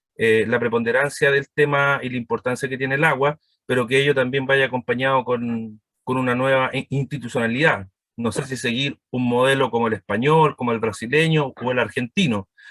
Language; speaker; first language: Spanish; native; Spanish